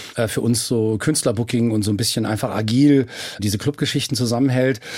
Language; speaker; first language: German; native; German